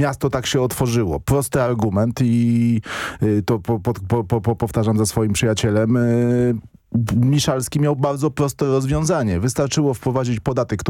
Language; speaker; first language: Polish; native; Polish